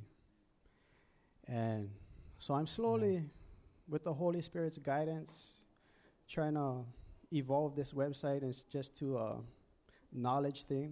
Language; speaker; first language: English; native; English